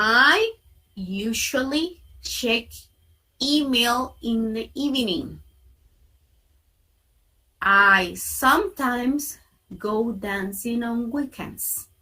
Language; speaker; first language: English; non-native, fluent; Spanish